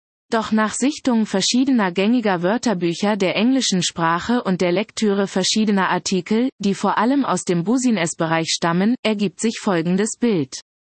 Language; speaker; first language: German; native; German